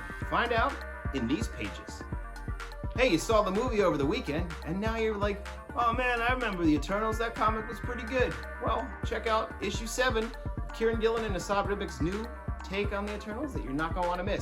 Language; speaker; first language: English; native; English